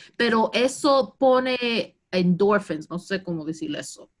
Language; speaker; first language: Spanish; early bilingual, heritage; Spanish